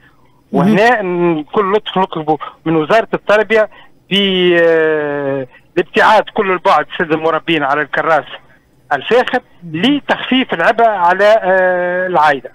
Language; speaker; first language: Arabic; native; Arabic